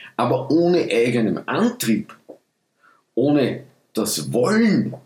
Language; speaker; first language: German; early bilingual, other home language; Dutch